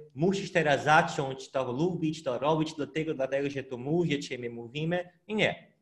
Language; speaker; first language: Polish; non-native, fluent; Portuguese